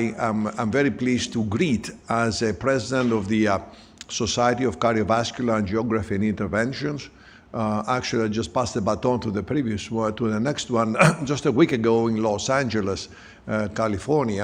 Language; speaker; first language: English; non-native, fluent; Greek